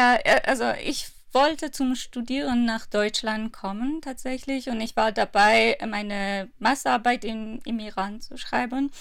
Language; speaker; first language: German; non-native, fluent; Persian